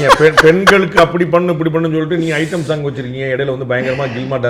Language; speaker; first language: Tamil; native; Tamil